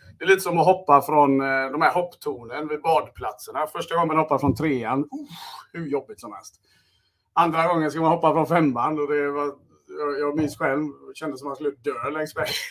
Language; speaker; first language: Swedish; early bilingual, other home language; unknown